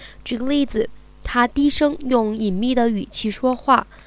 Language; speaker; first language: Chinese; native; Chinese